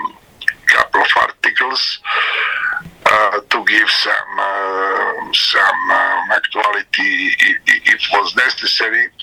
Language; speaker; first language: English; non-native, learner; Serbian